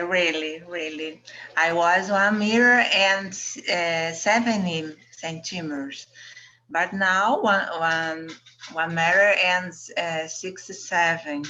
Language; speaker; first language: English; non-native, learner; Portuguese